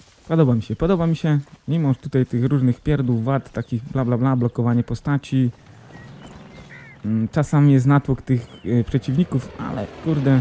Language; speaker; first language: Polish; native; Polish